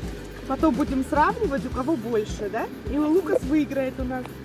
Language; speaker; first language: Russian; native; Russian